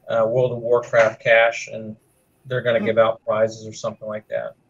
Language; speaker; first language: English; native; English